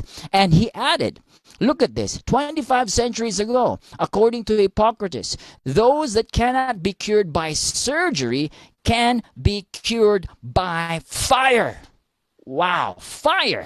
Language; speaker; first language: English; non-native, local second language; Filipino